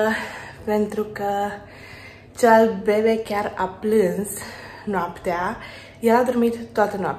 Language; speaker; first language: Romanian; native; Romanian